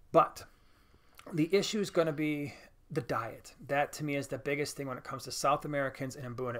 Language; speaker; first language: English; native; English